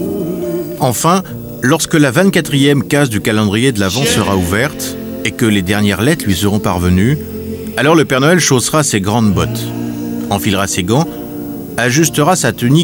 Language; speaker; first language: French; native; French